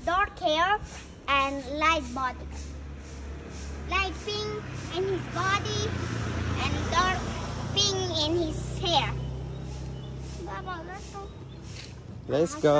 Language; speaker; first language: English; non-native, learner; Persian